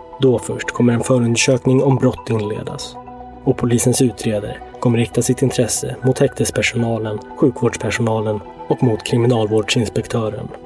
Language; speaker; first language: Swedish; native; Swedish